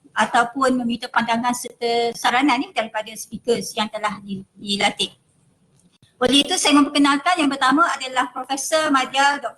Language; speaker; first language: Malay; native; Malay